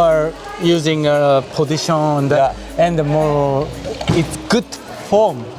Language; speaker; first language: English; non-native, learner; Japanese